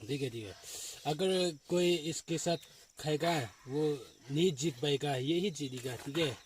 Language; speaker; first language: Hindi; non-native, local second language; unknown